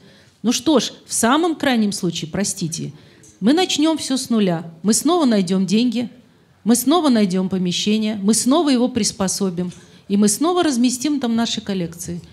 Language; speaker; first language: Russian; native; Russian